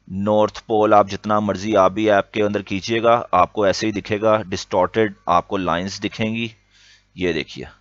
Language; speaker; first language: Urdu; native; Urdu